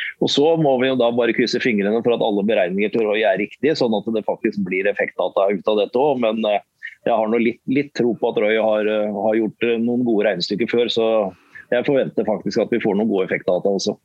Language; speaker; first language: Norwegian; native; Norwegian